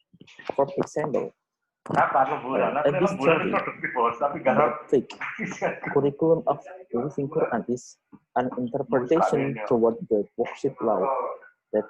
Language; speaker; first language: English; non-native, learner; Indonesian